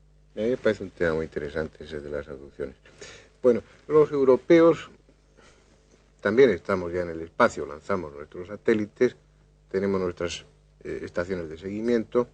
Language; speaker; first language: Spanish; native; Spanish